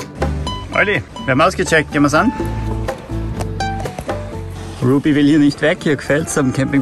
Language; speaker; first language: German; native; German